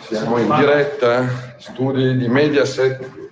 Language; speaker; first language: Italian; native; Italian